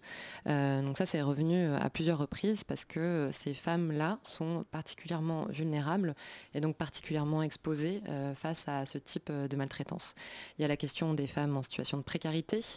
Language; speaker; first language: French; native; French